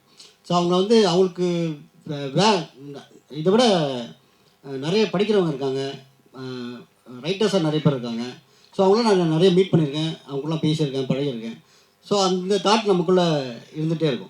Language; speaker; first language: Tamil; native; Tamil